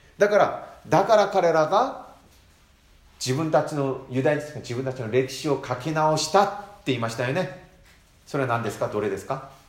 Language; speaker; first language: Japanese; non-native, fluent; Korean